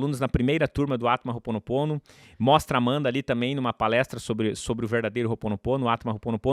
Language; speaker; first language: Portuguese; native; Portuguese